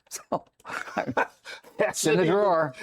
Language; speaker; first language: English; native; English